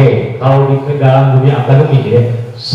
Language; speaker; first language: Indonesian; native; Indonesian